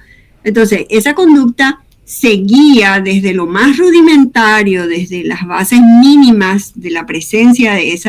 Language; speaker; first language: Spanish; native; Spanish